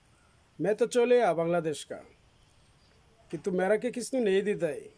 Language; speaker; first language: Hindi; non-native, learner; Bangla